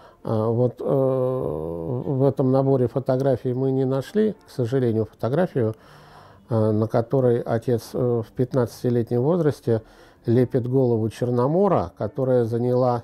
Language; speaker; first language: Russian; native; Russian